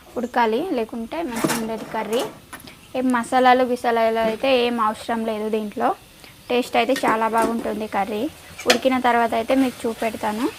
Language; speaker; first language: Telugu; native; Telugu